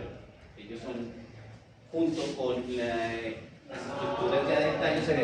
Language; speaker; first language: Spanish; native; Spanish